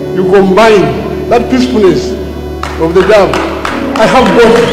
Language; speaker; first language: English; non-native, local second language; Bemba